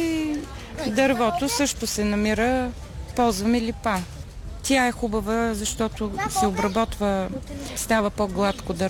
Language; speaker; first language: Bulgarian; native; Bulgarian